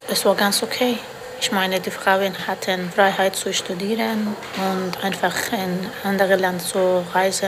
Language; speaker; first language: German; non-native, fluent; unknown